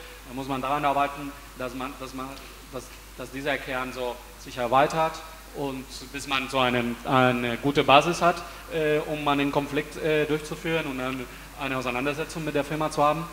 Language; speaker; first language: German; non-native, fluent; Spanish